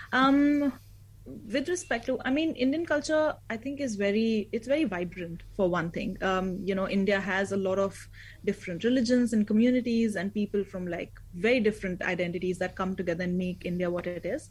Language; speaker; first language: English; non-native, local second language; Hindi